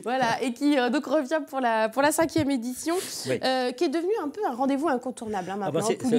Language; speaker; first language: French; native; French